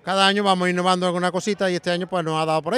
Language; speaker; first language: Spanish; native; Spanish